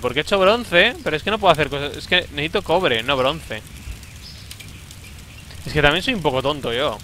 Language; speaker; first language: Spanish; native; Spanish